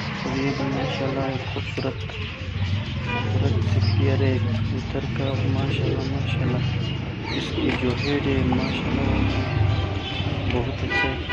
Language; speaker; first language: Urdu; non-native, local second language; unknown